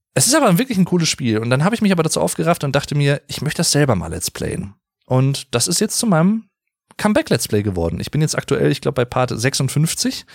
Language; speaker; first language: German; native; German